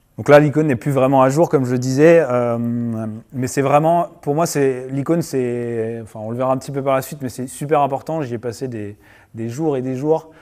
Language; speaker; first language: French; native; French